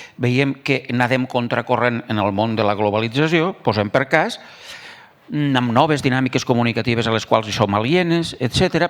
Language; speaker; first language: Catalan; native; Catalan